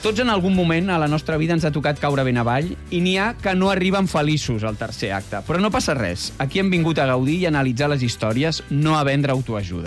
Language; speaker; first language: Catalan; native; Catalan